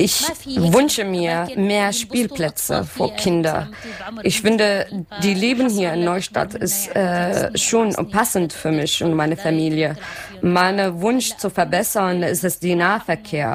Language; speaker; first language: German; non-native, learner; Arabic